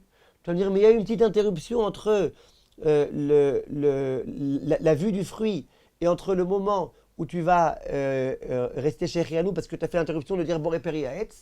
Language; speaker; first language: French; native; French